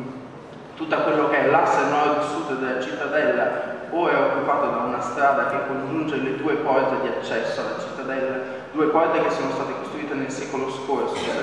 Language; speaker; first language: Italian; native; Italian